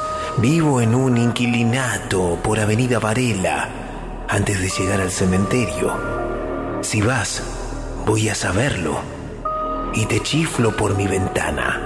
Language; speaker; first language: Spanish; native; Spanish